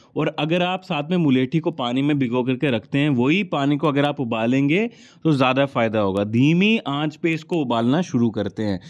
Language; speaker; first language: Hindi; native; Hindi